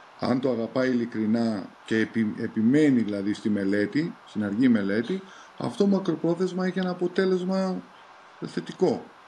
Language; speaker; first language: Greek; early bilingual, heritage; Greek